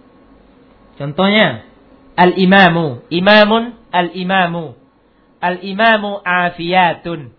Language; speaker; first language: Arabic; non-native, fluent; Indonesian